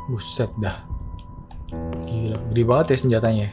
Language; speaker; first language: Indonesian; native; Indonesian